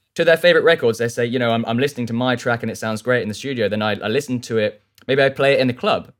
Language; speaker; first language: English; native; English